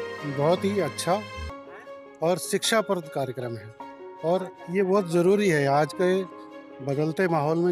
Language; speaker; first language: Hindi; native; Hindi